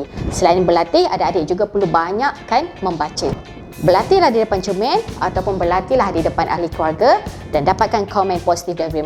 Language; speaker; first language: Malay; native; Malay